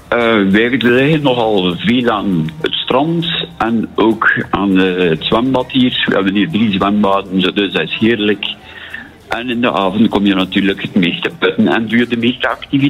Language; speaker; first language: Dutch; native; Dutch